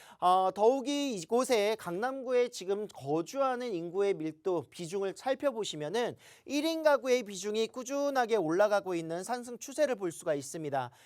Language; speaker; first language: Korean; native; Korean